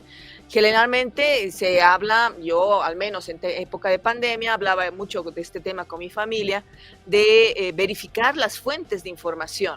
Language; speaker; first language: Spanish; native; Spanish